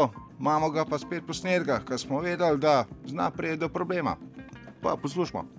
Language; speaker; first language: Slovenian; native; Slovenian